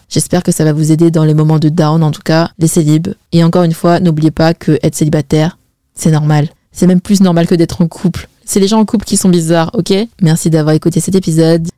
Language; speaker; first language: French; early bilingual, other home language; Chinese